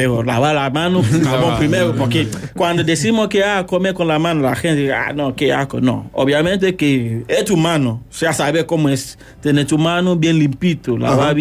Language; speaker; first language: Spanish; non-native, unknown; Yoruba